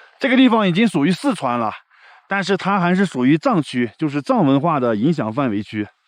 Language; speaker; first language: Chinese; native; Chinese